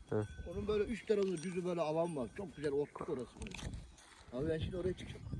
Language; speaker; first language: Turkish; native; Turkish